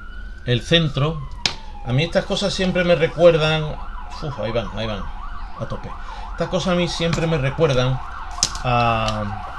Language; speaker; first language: Spanish; native; Spanish